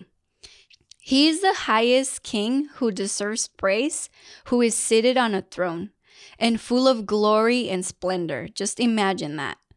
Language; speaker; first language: English; non-native, fluent; Spanish